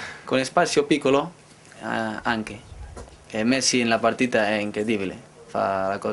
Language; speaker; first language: Italian; non-native, learner; Spanish